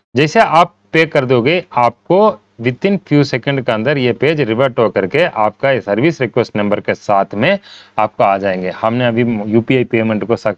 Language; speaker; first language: Hindi; non-native, local second language; Tamil